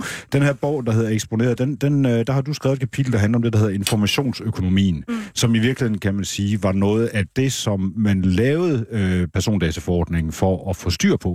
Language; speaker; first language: Danish; native; Danish